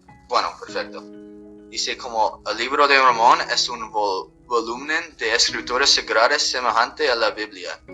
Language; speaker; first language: Spanish; non-native, fluent; English